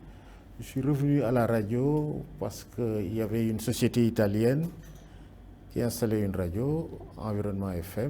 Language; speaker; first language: French; non-native, local second language; Wolof